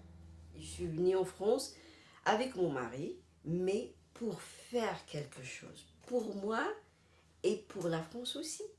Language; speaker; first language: French; non-native, local second language; Arabic